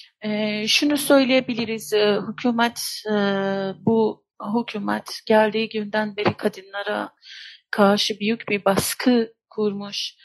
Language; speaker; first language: Turkish; non-native, fluent; Persian